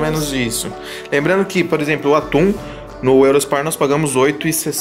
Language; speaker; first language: Portuguese; native; Portuguese